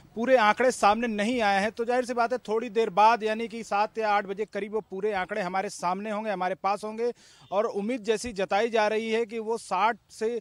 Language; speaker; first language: Hindi; native; Hindi